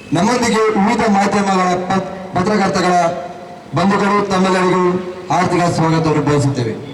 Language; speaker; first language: Kannada; non-native, local second language; Konkani